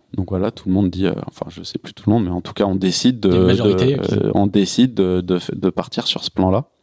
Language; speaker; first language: French; native; French